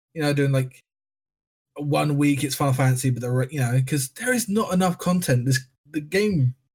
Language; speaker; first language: English; native; English